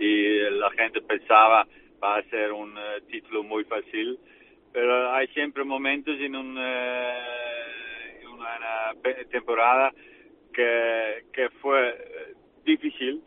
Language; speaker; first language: Spanish; non-native, fluent; Dutch